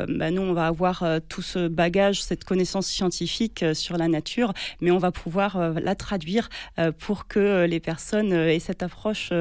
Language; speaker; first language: French; native; French